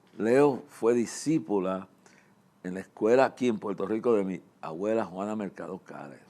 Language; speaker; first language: Spanish; non-native, fluent; English